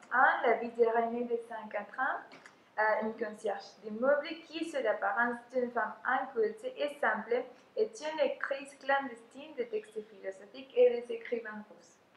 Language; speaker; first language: French; non-native, fluent; Spanish